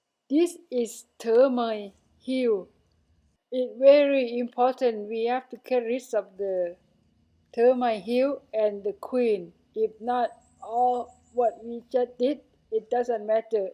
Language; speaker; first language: English; non-native, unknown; Thai